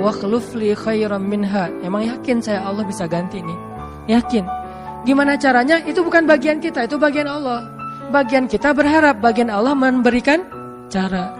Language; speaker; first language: Indonesian; native; Indonesian